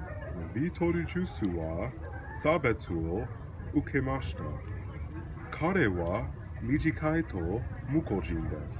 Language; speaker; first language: Japanese; non-native, learner; English